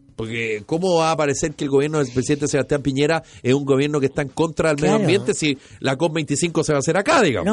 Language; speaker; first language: Spanish; native; Spanish